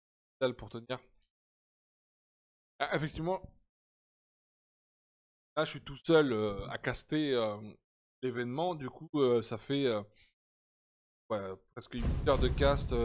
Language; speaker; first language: French; native; French